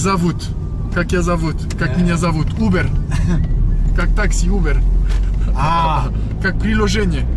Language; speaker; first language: Russian; non-native, learner; French